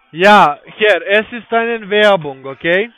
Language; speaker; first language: German; non-native, learner; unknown